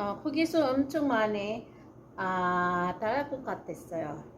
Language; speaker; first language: Korean; non-native, learner; Cebuano